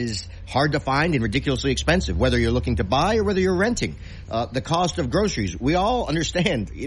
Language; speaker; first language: English; native; English